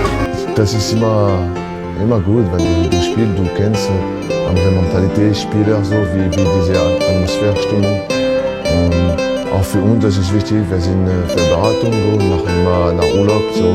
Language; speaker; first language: German; non-native, fluent; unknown